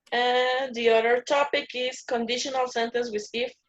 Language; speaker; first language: English; non-native, learner; Spanish